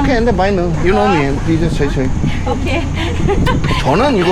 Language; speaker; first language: Korean; native; Korean